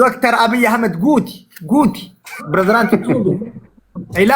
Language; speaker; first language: English; non-native, learner; Amharic